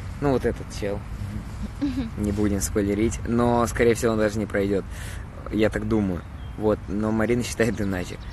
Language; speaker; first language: Russian; native; Russian